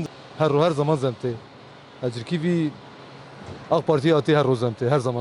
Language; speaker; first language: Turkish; non-native, local second language; Kurdish